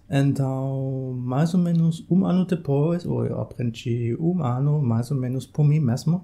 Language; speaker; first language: Portuguese; non-native, fluent; German